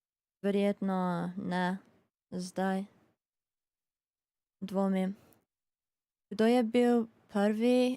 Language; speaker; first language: Slovenian; early bilingual, heritage; Slovenian